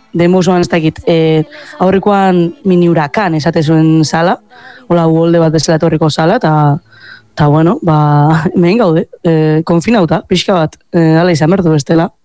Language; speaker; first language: Basque; native; Basque